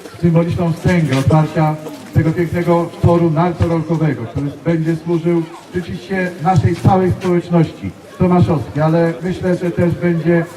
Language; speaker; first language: Polish; native; Polish